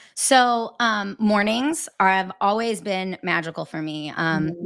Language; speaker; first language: English; native; English